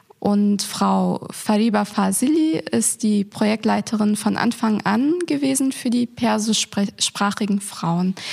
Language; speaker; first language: German; native; German